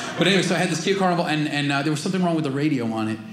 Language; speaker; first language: English; native; English